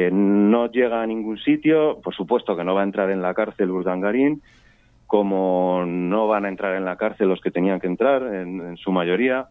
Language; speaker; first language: Spanish; native; Spanish